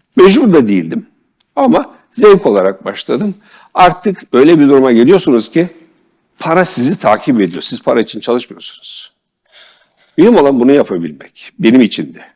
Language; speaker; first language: Turkish; native; Turkish